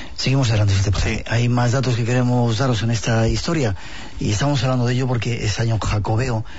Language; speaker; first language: Spanish; native; Spanish